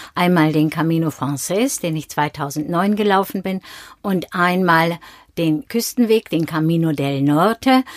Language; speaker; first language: German; native; German